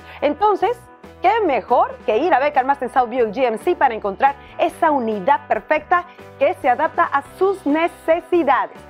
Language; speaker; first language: Spanish; native; Spanish